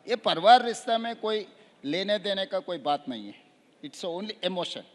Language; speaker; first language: Hindi; non-native, local second language; Telugu